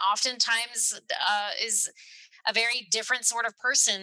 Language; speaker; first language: English; native; English